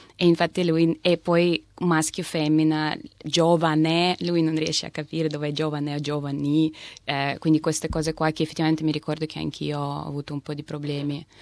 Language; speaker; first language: Italian; non-native, fluent; Russian